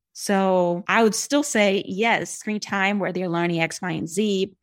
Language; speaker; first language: English; non-native, fluent; Portuguese